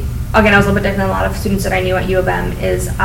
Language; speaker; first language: English; native; English